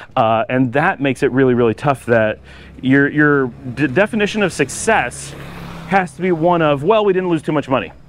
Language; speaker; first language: English; native; English